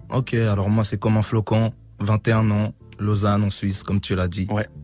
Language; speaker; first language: French; native; French